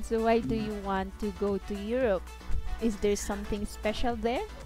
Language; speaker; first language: English; non-native, fluent; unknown